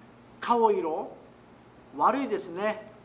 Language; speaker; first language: Japanese; non-native, fluent; Korean